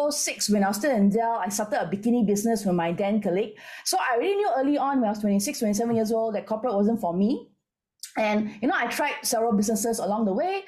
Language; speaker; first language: English; non-native, local second language; Min Nan Chinese